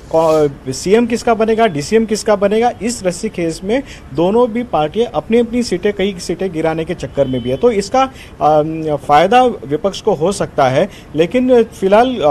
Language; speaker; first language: Hindi; non-native, local second language; Marathi